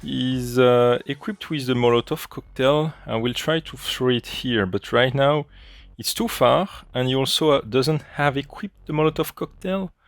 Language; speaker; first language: English; non-native, fluent; French